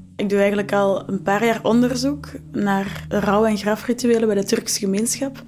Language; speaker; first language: Dutch; native; Dutch